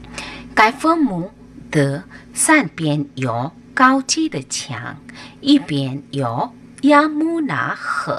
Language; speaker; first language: Chinese; non-native, fluent; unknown